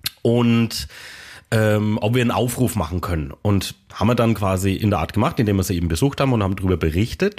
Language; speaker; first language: German; native; German